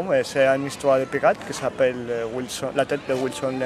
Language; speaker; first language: French; non-native, learner; Catalan